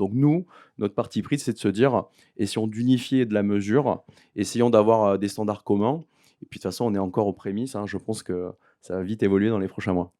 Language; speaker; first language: French; native; French